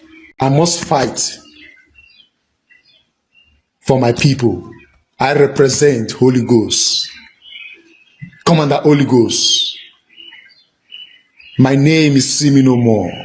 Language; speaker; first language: Nigerian Pidgin; non-native, local second language; Igbo